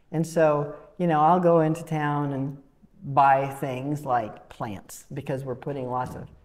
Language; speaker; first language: English; native; English